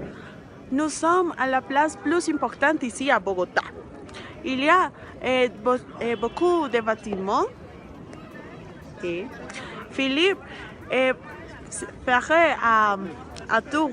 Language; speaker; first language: French; non-native, learner; Spanish